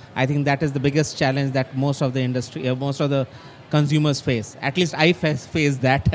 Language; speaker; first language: English; non-native, local second language; Bangla